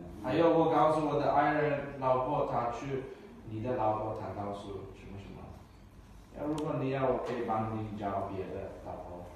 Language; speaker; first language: Chinese; non-native, learner; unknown